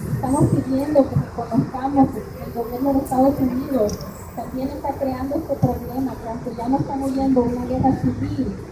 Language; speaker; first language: Spanish; early bilingual, heritage; Spanish